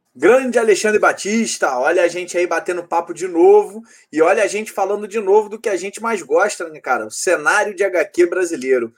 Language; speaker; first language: Portuguese; native; Portuguese